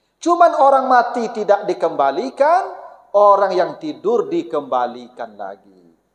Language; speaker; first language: Malay; non-native, local second language; Minangkabau